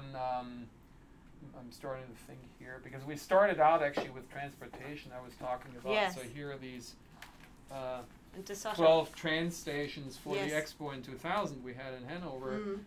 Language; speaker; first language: English; non-native, fluent; German